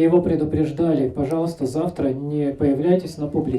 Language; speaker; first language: Russian; native; Russian